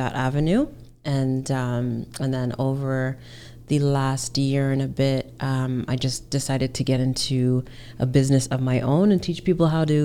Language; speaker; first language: English; native; English